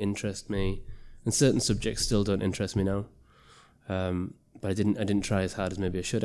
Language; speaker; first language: English; native; English